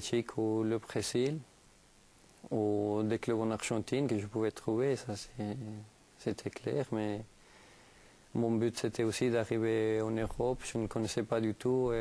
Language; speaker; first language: French; non-native, fluent; Spanish